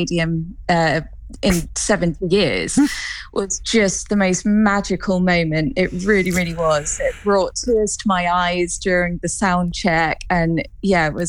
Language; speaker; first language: English; native; English